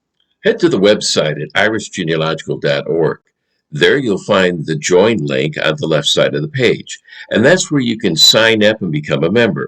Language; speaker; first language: English; native; English